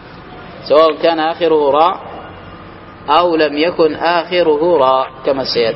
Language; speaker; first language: Arabic; native; Arabic